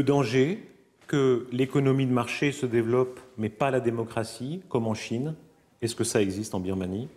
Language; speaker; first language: French; native; French